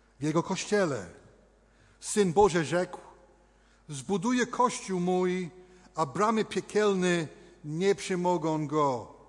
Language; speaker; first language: Polish; early bilingual, heritage; Polish